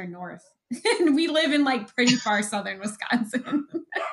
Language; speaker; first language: English; native; English